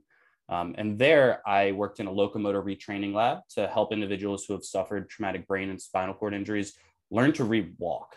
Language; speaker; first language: English; native; English